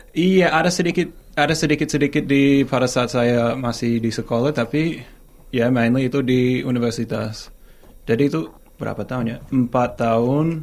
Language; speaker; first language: Indonesian; non-native, fluent; English